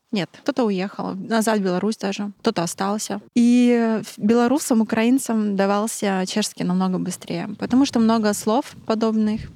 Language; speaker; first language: Russian; native; Russian